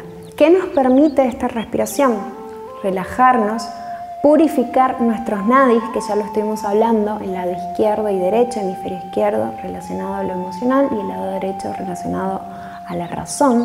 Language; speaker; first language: Spanish; native; Spanish